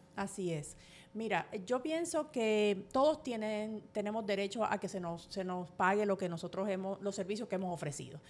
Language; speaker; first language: Spanish; native; Spanish